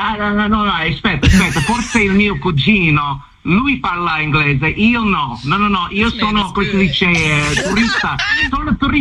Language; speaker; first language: Italian; non-native, learner; English